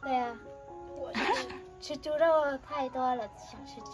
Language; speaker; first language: Chinese; non-native, learner; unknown